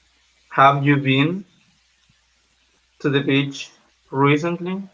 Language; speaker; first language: English; non-native, learner; Spanish